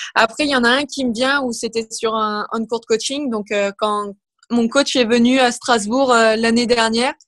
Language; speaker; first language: French; native; French